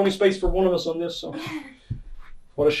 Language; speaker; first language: English; native; English